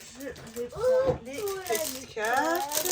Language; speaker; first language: French; native; French